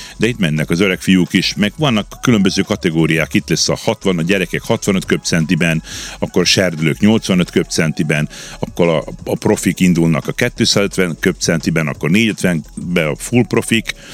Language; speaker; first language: Hungarian; native; Hungarian